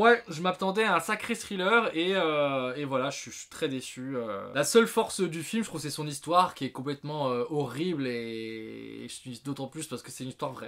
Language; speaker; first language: French; native; French